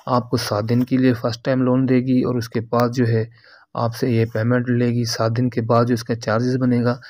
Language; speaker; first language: Urdu; native; Urdu